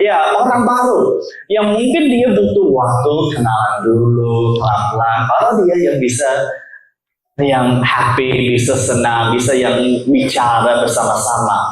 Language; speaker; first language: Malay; non-native, learner; English